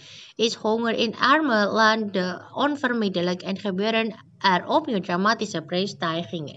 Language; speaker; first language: Dutch; non-native, fluent; Indonesian